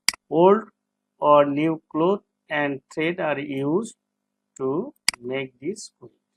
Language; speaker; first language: English; non-native, local second language; Bangla